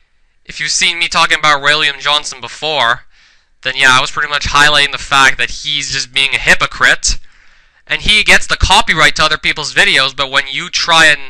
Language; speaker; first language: English; native; English